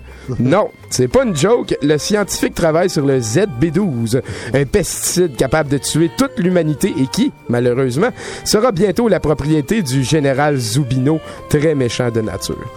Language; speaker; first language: French; native; French